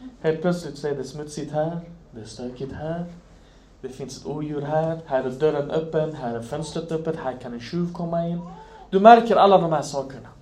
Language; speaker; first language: Swedish; non-native, fluent; Arabic